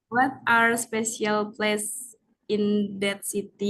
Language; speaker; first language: English; non-native, learner; Indonesian